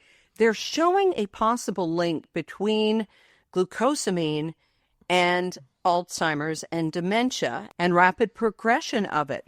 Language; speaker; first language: English; native; English